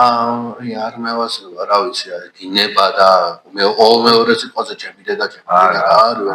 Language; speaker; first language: Georgian; native; Georgian